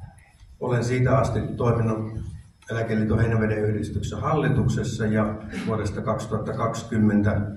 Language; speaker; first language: Finnish; native; Finnish